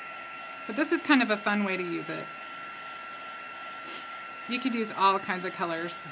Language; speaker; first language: English; native; English